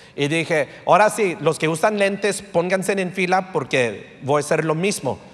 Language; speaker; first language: Spanish; early bilingual, heritage; Spanish